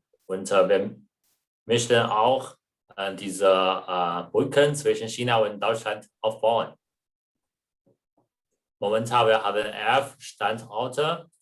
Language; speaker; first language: German; non-native, learner; Chinese